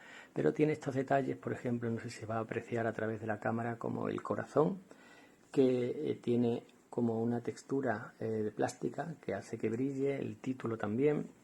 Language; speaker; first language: Spanish; native; Spanish